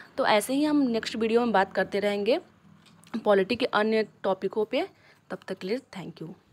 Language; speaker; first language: Hindi; native; Hindi